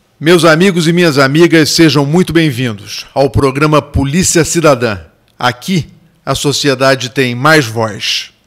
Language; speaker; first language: Portuguese; native; Portuguese